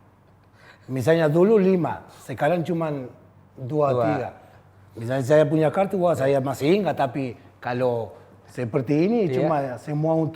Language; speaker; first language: Indonesian; non-native, fluent; Spanish